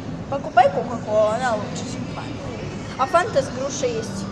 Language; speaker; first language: Russian; native; Russian